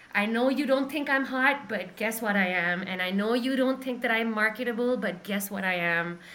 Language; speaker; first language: English; non-native, local second language; Urdu